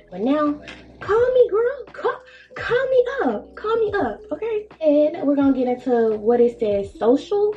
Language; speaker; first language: English; native; English